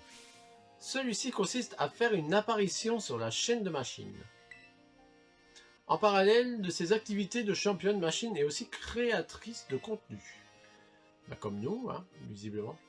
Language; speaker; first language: French; native; French